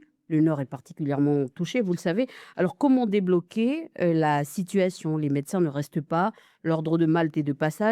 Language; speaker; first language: French; native; French